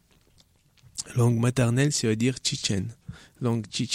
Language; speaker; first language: French; non-native, learner; Chechen